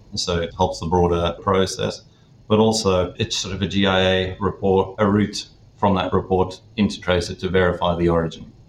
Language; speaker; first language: English; native; English